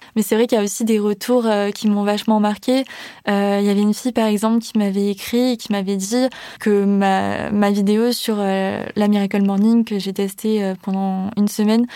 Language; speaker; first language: French; native; French